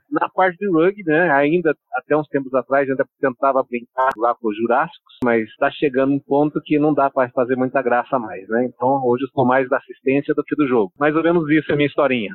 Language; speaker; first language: Portuguese; native; Portuguese